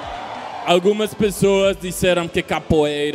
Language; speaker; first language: Portuguese; non-native, learner; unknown